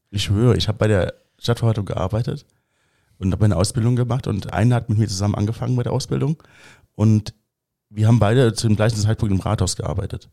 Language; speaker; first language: German; native; German